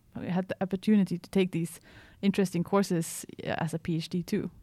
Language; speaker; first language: English; non-native, fluent; Swedish